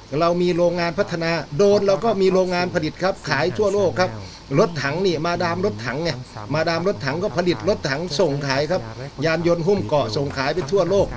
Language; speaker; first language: Thai; native; Thai